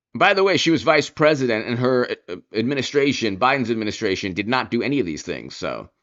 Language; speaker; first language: English; native; English